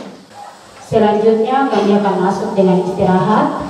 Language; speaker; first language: Indonesian; native; Indonesian